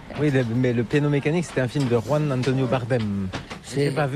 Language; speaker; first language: French; native; French